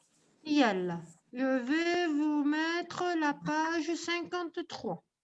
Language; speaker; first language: French; non-native, local second language; Arabic